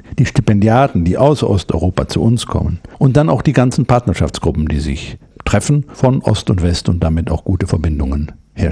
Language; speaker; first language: German; native; German